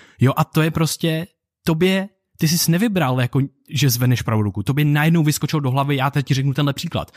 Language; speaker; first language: Czech; native; Czech